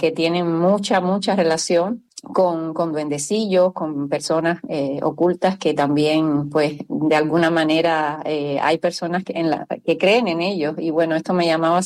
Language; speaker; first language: Spanish; native; Spanish